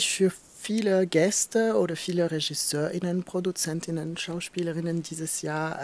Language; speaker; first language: German; non-native, fluent; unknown